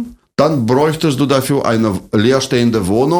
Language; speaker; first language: German; non-native, fluent; Russian